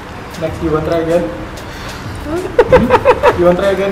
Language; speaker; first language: English; non-native, learner; Indonesian